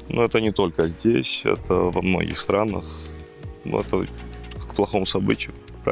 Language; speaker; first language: Russian; non-native, fluent; Greek